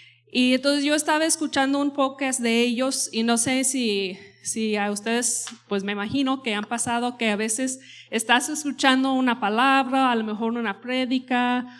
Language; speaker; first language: Spanish; non-native, fluent; English